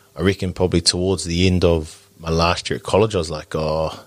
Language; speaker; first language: English; native; English